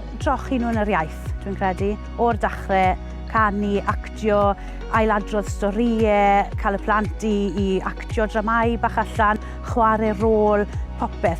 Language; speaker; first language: Welsh; native; Welsh